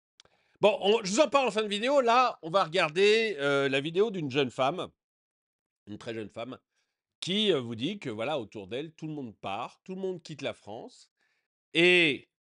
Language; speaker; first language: French; native; French